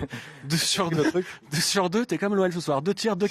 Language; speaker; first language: French; native; French